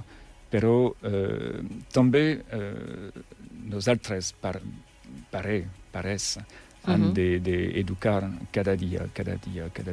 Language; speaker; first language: Catalan; non-native, learner; French